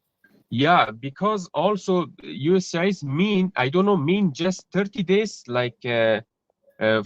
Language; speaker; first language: English; non-native, learner; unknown